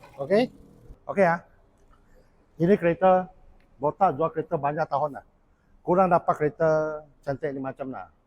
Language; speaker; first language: Malay; non-native, local second language; Chinese